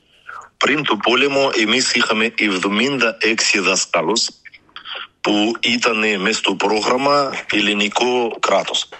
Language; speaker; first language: Greek; non-native, learner; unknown